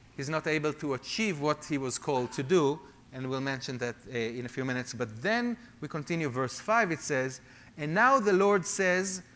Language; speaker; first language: English; non-native, fluent; Hebrew